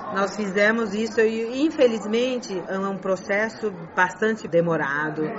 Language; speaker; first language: Portuguese; non-native, fluent; Chinese